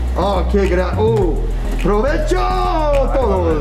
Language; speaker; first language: Spanish; non-native, learner; English